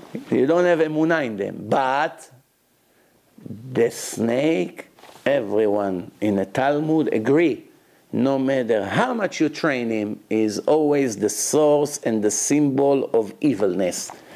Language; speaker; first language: English; non-native, fluent; Hebrew